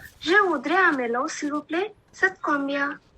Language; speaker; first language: French; non-native, learner; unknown